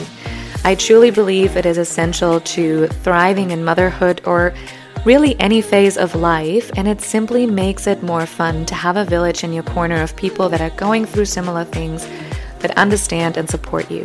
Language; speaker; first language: English; non-native, fluent; German